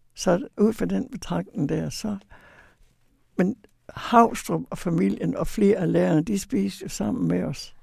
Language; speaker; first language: Danish; native; Danish